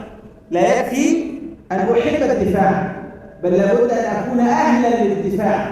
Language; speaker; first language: Arabic; native; Arabic